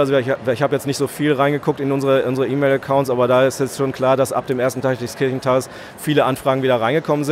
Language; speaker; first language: German; native; German